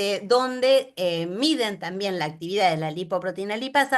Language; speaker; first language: Spanish; native; Spanish